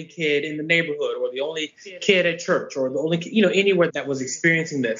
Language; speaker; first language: English; native; English